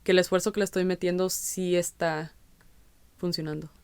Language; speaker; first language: Spanish; early bilingual, heritage; Spanish